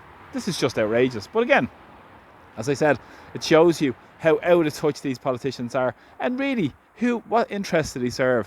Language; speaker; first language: English; native; English